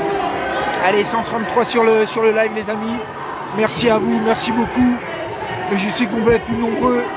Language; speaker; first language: French; native; French